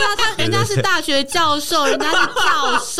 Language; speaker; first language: Chinese; native; Chinese